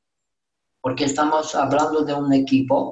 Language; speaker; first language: Spanish; non-native, learner; Romanian